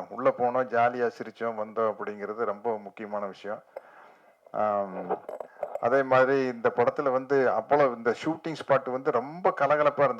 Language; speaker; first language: Tamil; native; Tamil